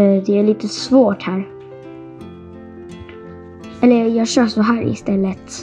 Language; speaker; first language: Swedish; non-native, fluent; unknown